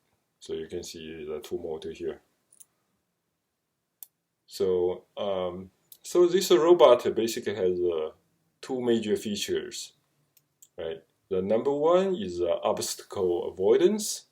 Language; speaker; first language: English; non-native, fluent; Chinese